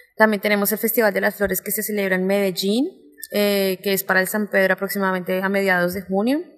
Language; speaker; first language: Spanish; native; Spanish